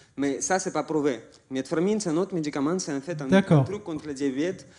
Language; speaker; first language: French; non-native, fluent; Russian